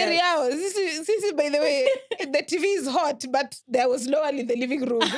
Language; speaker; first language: English; non-native, local second language; Swahili